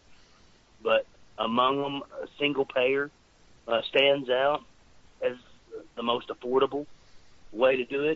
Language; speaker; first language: English; native; English